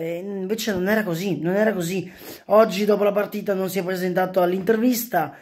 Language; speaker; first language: Italian; native; Italian